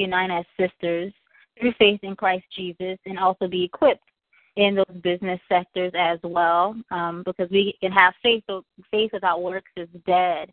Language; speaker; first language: English; native; English